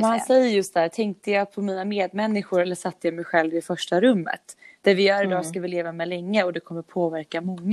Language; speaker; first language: Swedish; native; Swedish